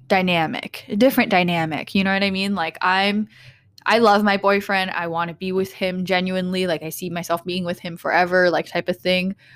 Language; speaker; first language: English; early bilingual, other home language; Vietnamese